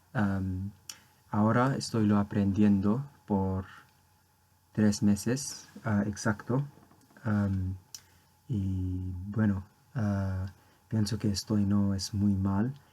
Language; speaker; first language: Spanish; non-native, learner; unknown